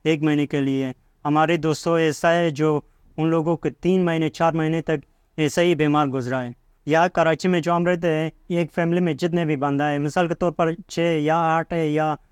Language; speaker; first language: Urdu; non-native, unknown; Pashto